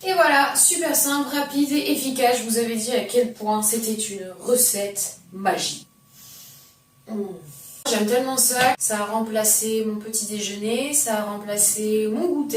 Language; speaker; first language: French; native; French